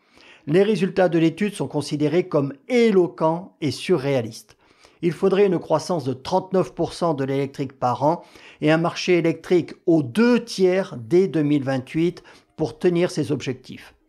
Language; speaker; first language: French; native; French